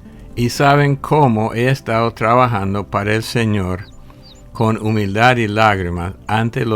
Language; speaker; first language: Spanish; native; Spanish